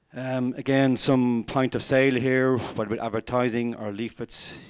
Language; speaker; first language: English; native; English